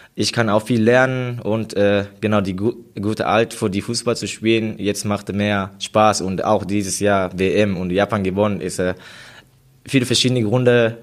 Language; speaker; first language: German; non-native, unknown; Japanese